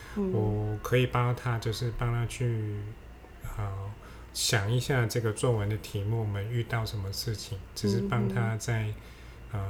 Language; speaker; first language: Chinese; non-native, fluent; Cantonese